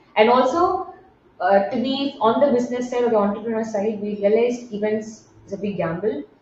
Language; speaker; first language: English; non-native, local second language; Tamil